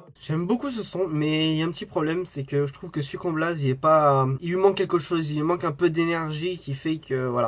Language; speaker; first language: French; native; French